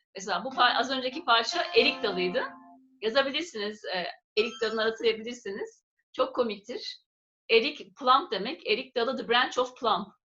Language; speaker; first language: Turkish; native; Turkish